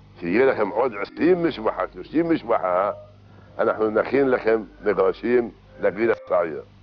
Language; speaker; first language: Hebrew; non-native, local second language; Arabic